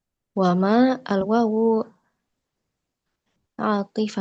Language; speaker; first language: Arabic; non-native, learner; Indonesian